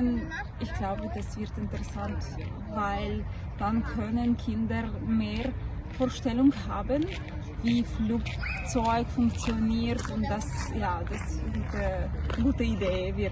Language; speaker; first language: German; non-native, learner; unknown